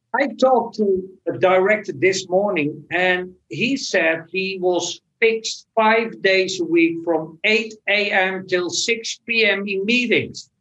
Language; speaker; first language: English; non-native, fluent; Dutch